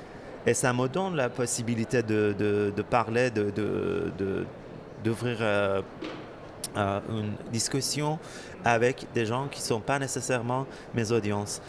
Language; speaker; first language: French; non-native, fluent; Persian